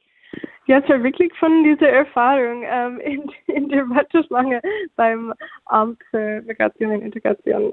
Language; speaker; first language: German; non-native, fluent; English